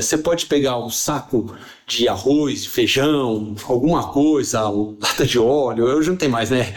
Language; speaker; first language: Portuguese; native; Portuguese